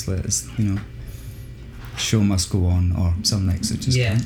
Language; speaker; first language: English; native; English